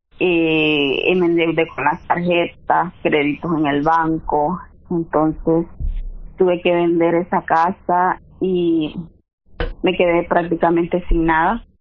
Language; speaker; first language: Spanish; native; Spanish